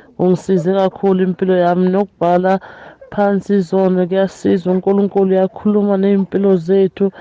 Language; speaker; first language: Zulu; native; Zulu